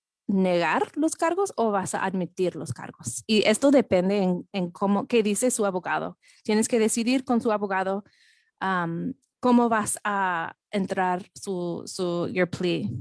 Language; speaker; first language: Spanish; non-native, fluent; English